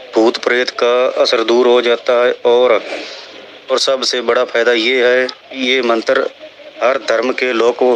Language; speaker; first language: Hindi; non-native, local second language; Punjabi